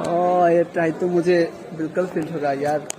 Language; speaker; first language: Hindi; non-native, learner; Bangla